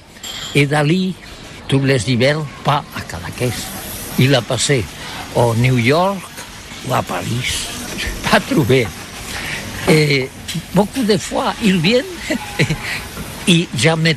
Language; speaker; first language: French; non-native, learner; Catalan